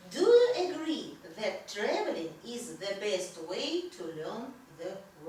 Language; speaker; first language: English; non-native, fluent; Russian